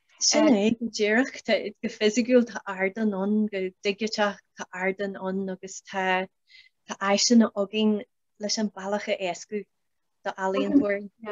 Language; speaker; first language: Irish; non-native, local second language; English